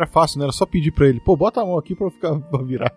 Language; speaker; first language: Portuguese; native; Portuguese